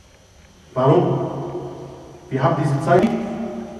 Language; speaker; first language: German; non-native, fluent; Arabic